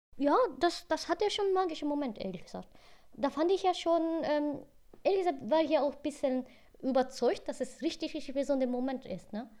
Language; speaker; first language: German; non-native, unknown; Japanese